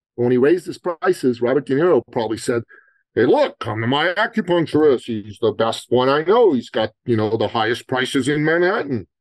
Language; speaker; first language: English; early bilingual, other home language; Persian